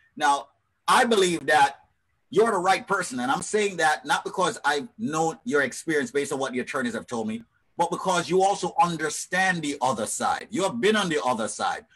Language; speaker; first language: English; native; English